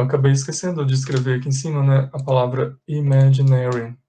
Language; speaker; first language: Portuguese; native; Portuguese